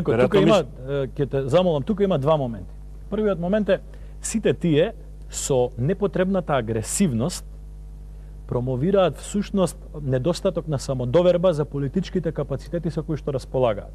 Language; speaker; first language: Macedonian; native; Macedonian